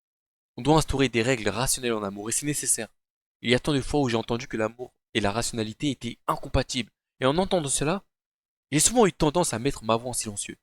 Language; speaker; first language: French; native; French